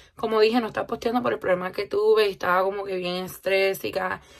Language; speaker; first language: Spanish; early bilingual, heritage; Spanish